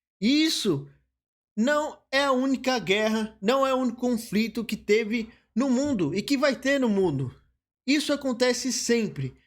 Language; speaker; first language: Portuguese; native; Portuguese